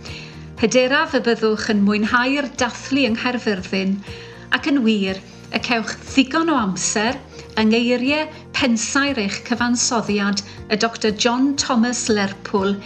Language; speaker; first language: Welsh; native; Welsh